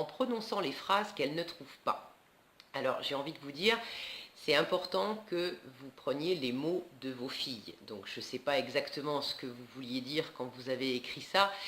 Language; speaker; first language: French; native; French